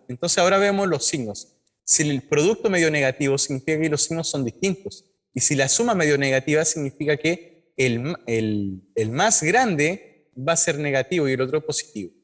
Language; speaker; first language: Spanish; native; Spanish